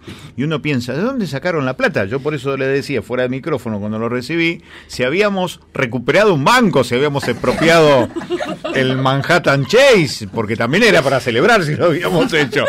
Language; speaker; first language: Spanish; native; Spanish